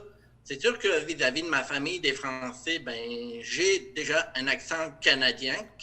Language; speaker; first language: French; native; French